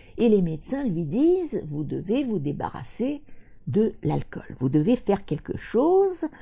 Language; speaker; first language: French; non-native, fluent; Russian